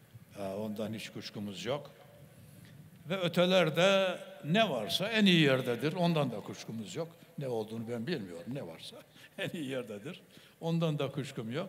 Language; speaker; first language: Turkish; native; Turkish